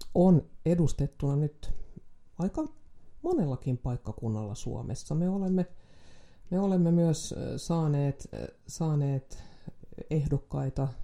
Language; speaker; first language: Finnish; non-native, local second language; Swedish